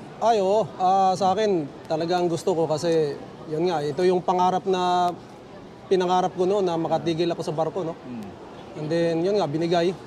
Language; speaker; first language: Filipino; non-native, local second language; Cebuano